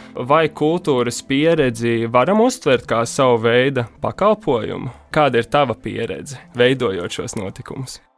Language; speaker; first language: Latvian; native; Latvian